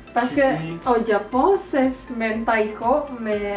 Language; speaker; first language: French; non-native, learner; Indonesian